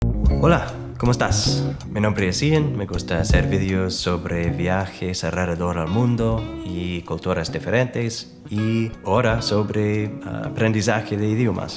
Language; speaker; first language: Spanish; non-native, fluent; English